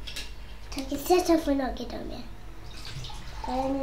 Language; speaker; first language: Polish; early bilingual, heritage; Polish